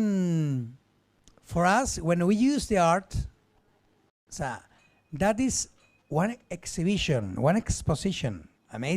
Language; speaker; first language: English; non-native, learner; Spanish